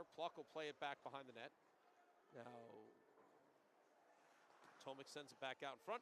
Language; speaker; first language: English; native; English